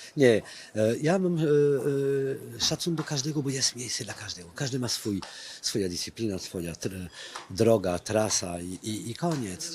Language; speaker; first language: Polish; non-native, fluent; French